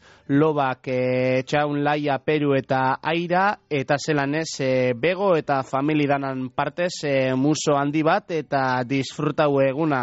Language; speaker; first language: Basque; native; Basque